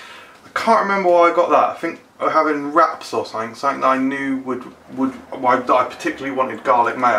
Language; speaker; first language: English; native; English